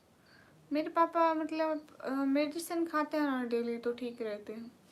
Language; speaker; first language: Hindi; non-native, local second language; Punjabi